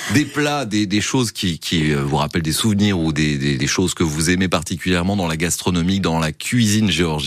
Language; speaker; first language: French; native; French